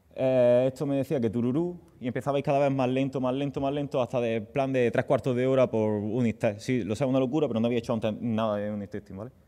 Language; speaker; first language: Spanish; native; Spanish